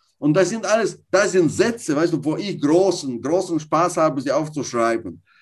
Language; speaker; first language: German; non-native, fluent; Russian